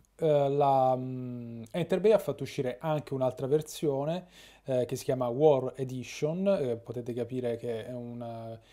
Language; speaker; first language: Italian; native; Italian